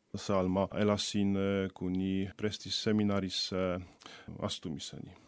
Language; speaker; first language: Estonian; non-native, fluent; Polish